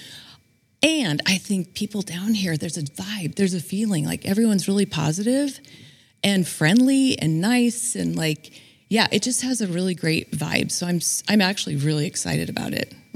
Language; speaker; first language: English; native; English